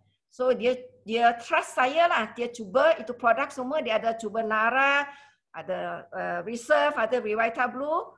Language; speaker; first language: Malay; non-native, local second language; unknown